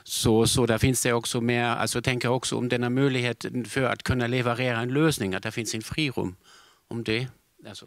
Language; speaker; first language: Swedish; non-native, fluent; German